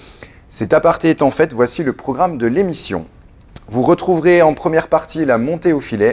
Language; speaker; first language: French; native; French